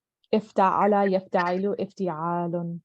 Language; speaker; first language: Arabic; non-native, fluent; English